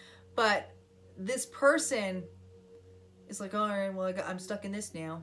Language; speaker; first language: English; native; English